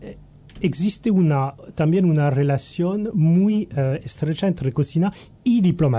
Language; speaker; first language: Spanish; non-native, learner; French